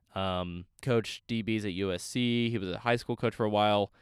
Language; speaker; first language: English; native; English